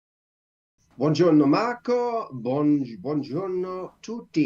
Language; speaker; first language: Italian; non-native, learner; English